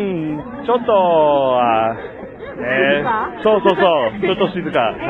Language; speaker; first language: Japanese; non-native, learner; English